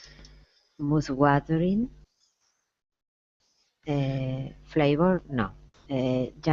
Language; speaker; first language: English; non-native, learner; Spanish